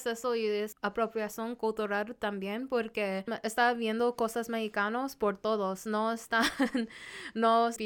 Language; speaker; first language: Spanish; early bilingual, heritage; Spanish